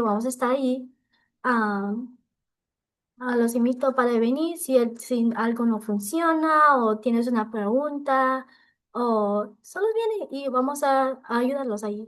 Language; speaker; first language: Spanish; non-native, local second language; English